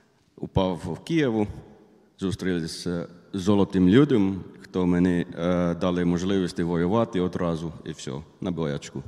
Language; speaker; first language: Ukrainian; non-native, learner; Finnish